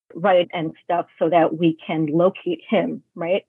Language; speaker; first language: English; native; English